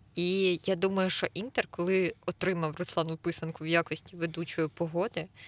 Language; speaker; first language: Ukrainian; native; Ukrainian